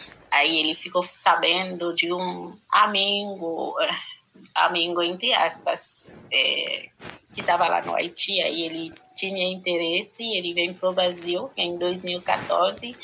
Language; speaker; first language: Portuguese; non-native, fluent; Haitian Creole